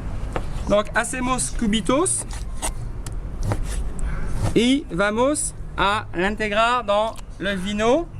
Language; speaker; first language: Spanish; non-native, learner; French